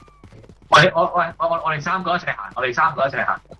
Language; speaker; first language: Chinese; native; Chinese